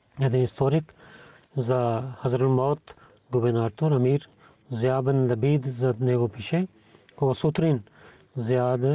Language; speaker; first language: Bulgarian; non-native, learner; Urdu